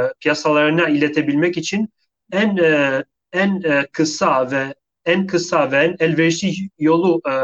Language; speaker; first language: Turkish; non-native, fluent; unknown